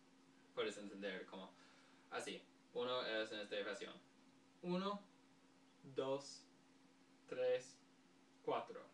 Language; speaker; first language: Spanish; non-native, learner; English